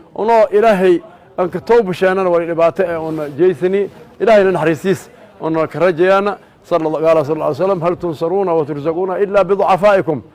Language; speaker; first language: Somali; non-native, local second language; Maay